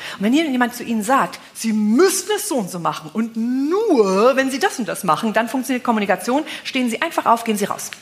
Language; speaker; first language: German; native; German